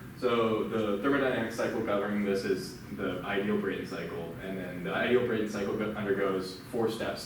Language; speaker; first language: English; native; English